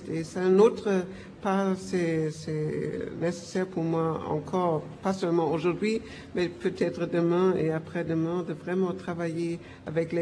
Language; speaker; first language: French; non-native, fluent; German